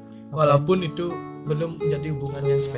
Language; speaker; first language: Indonesian; native; Indonesian